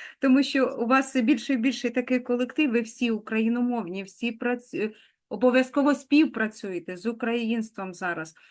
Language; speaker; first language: Ukrainian; native; Ukrainian